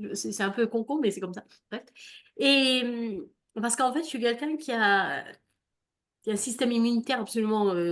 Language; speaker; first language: French; native; French